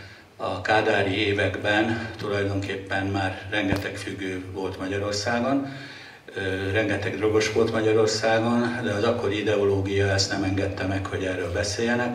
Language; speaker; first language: Hungarian; native; Hungarian